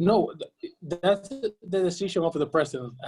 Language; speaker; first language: English; non-native, learner; Spanish